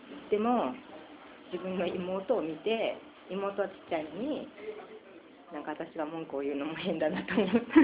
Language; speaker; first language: Japanese; native; Japanese